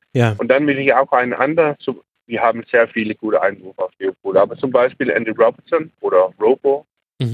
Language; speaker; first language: German; non-native, learner; Danish